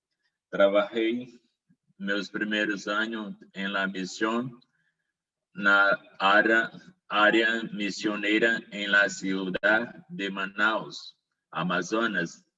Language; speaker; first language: Portuguese; non-native, learner; Spanish